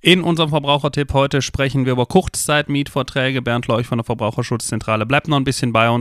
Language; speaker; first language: German; native; German